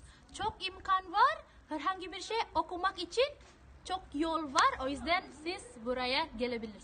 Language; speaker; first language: Turkish; non-native, learner; Indonesian